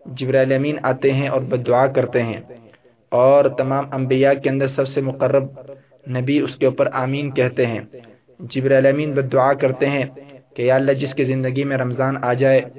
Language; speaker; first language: Urdu; native; Urdu